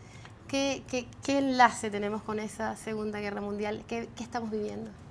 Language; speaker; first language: Spanish; native; Spanish